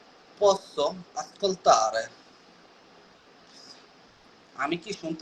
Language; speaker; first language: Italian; non-native, learner; Bangla